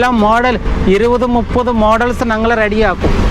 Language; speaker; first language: Malayalam; non-native, learner; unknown